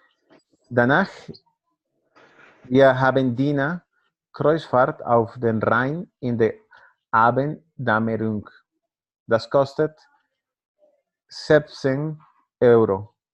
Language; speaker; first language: German; non-native, learner; Spanish